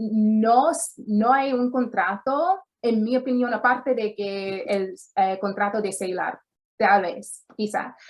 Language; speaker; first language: Spanish; early bilingual, other home language; English